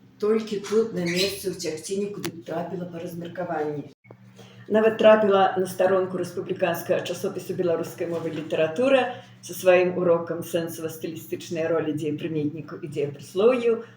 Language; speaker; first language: Belarusian; non-native, local second language; Russian